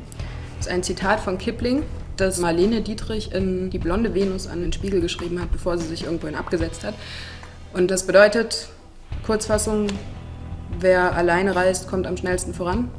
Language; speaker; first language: German; native; German